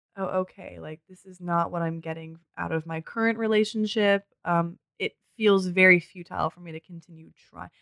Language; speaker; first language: English; early bilingual, other home language; French